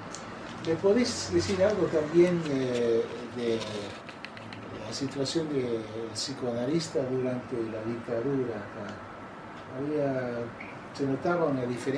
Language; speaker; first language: Spanish; non-native, fluent; English